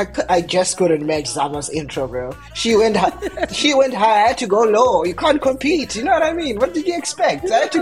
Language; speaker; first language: English; non-native, local second language; Shona